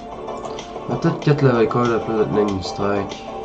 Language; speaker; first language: French; native; French